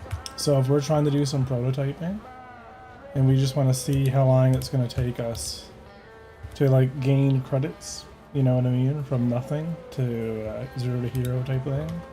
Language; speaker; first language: English; native; English